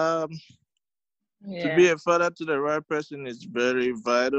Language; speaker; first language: English; non-native, local second language; Igbo